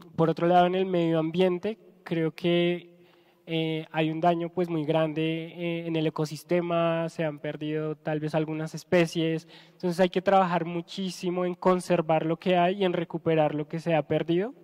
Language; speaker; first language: Spanish; native; Spanish